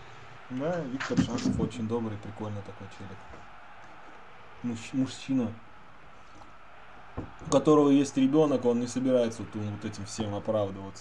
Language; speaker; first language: Russian; native; Russian